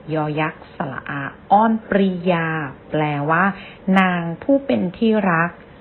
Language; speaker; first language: Thai; native; Thai